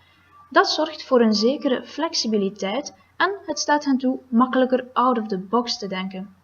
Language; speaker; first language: Dutch; native; Dutch